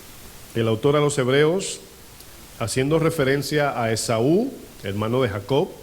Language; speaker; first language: Spanish; native; Spanish